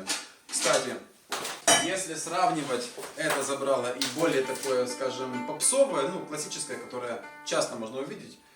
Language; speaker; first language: Russian; native; Russian